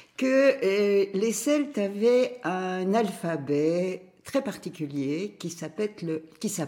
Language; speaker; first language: French; native; French